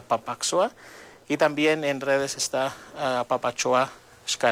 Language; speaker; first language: Spanish; non-native, fluent; Greek